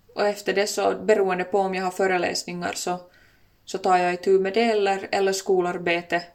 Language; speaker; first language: Swedish; native; Swedish